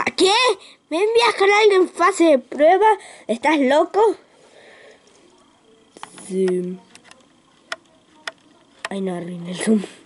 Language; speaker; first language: Spanish; native; Spanish